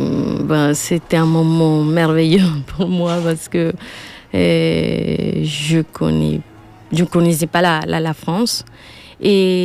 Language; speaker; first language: French; non-native, learner; Spanish